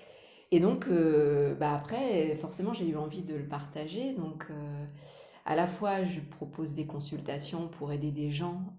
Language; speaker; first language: French; native; French